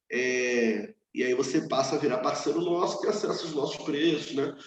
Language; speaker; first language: Portuguese; native; Portuguese